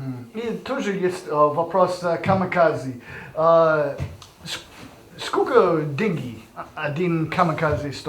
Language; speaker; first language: Russian; non-native, learner; English